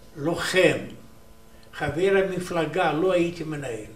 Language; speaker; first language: Hebrew; non-native, learner; Romanian